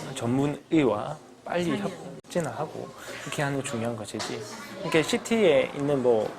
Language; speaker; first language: Korean; native; Korean